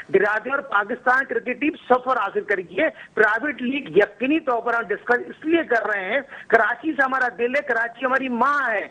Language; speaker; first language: Urdu; native; Urdu